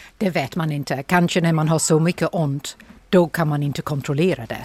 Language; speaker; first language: Swedish; non-native, fluent; English